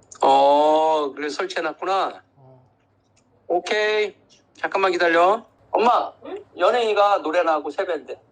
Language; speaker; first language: Korean; native; Korean